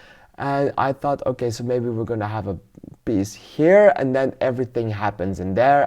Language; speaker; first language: English; non-native, fluent; Dutch